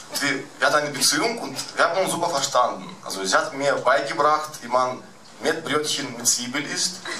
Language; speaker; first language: German; early bilingual, other home language; Russian